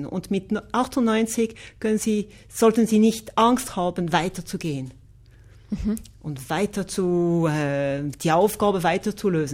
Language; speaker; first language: German; non-native, local second language; French